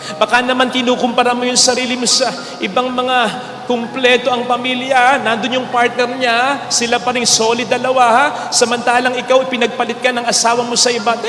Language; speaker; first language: Filipino; native; Filipino